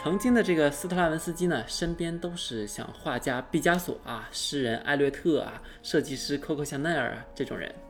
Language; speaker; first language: Chinese; native; Chinese